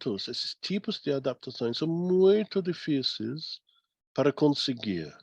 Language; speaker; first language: Portuguese; non-native, fluent; English